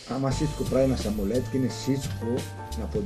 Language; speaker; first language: Bulgarian; non-native, learner; Greek